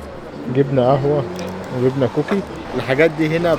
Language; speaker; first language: Arabic; native; Arabic